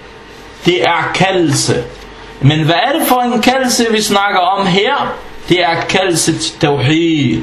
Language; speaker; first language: Danish; non-native, fluent; Arabic